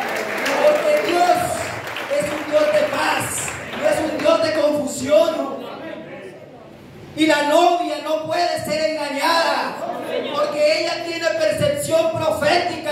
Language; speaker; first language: Spanish; native; Spanish